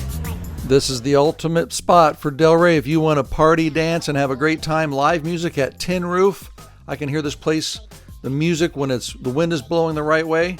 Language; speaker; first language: English; native; English